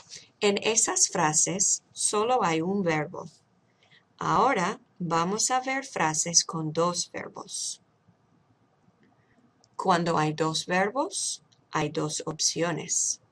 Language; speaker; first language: Spanish; non-native, fluent; English